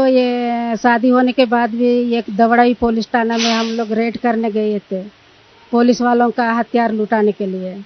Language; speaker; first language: Hindi; non-native, local second language; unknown